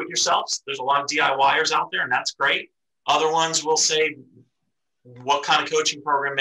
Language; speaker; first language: English; native; English